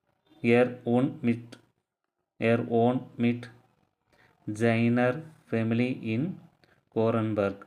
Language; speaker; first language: German; non-native, learner; Tamil